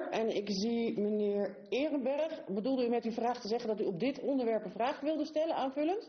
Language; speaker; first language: Dutch; native; Dutch